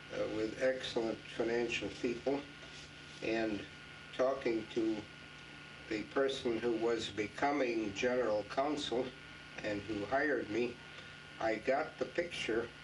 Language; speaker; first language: English; native; English